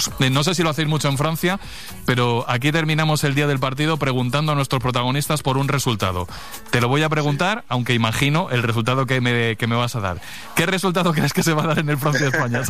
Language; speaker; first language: Spanish; native; Spanish